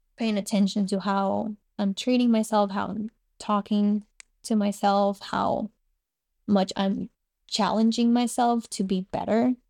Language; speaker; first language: English; non-native, fluent; Spanish